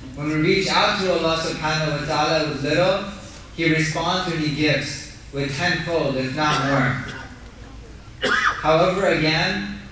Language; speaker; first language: English; native; English